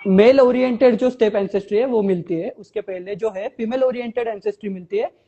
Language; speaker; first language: Hindi; non-native, local second language; Marathi